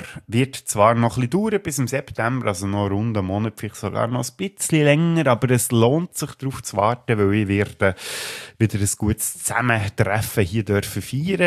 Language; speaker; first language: German; native; German